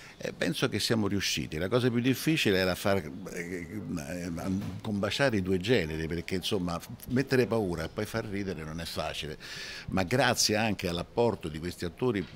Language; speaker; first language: Italian; native; Italian